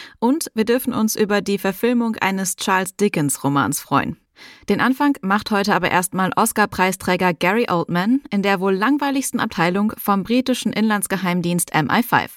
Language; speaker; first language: German; native; German